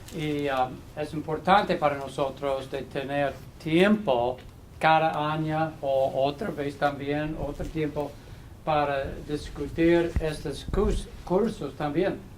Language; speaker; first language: Spanish; non-native, fluent; English